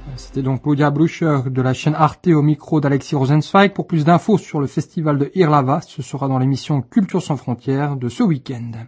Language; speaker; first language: French; native; French